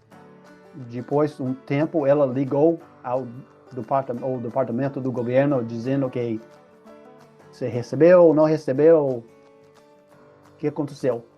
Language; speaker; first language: Portuguese; non-native, fluent; English